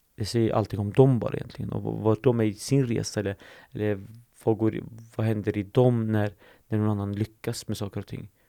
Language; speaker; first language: Swedish; early bilingual, other home language; Assyrian Neo-Aramaic